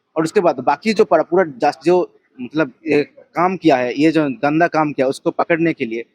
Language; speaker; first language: Hindi; non-native, local second language; Bangla